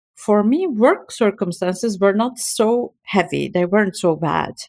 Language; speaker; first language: English; non-native, fluent; Turkish